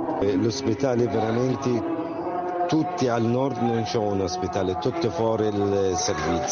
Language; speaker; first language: Italian; non-native, learner; Arabic